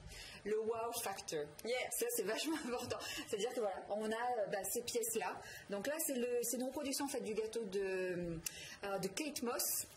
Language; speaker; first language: French; native; French